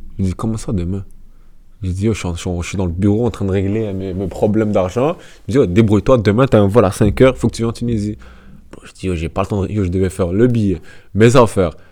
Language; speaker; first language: French; native; French